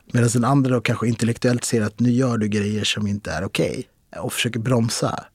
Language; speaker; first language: Swedish; early bilingual, other home language; Arabic